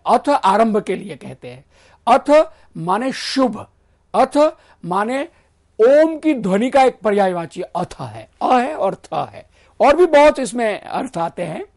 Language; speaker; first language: Hindi; non-native, local second language; Gujarati